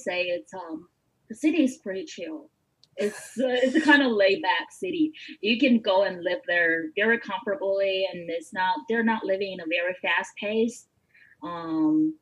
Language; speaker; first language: English; non-native, fluent; Chinese